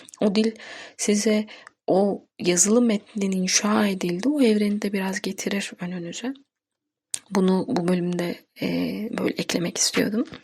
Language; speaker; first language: Turkish; non-native, local second language; Kurdish